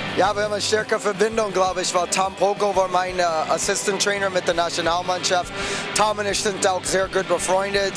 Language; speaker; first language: German; non-native, fluent; English